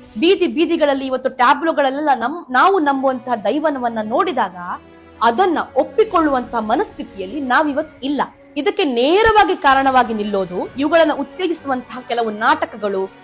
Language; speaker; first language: Kannada; non-native, local second language; Tulu